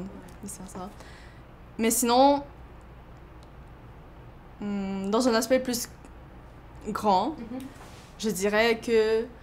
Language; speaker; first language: French; early bilingual, other home language; Chinese